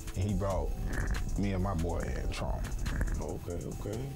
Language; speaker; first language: English; native; English